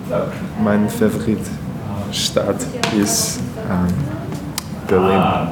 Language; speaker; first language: Dutch; non-native, learner; English